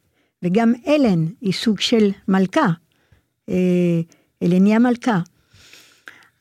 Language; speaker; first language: Hebrew; non-native, fluent; French